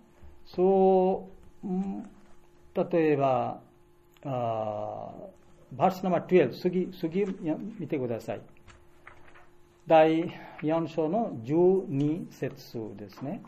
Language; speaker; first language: Japanese; non-native, fluent; Bangla